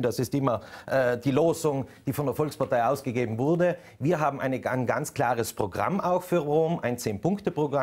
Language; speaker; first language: German; native; German